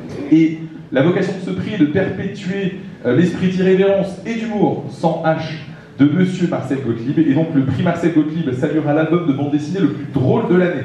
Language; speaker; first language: French; native; French